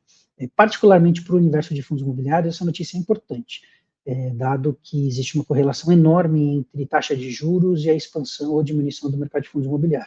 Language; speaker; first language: Portuguese; native; Portuguese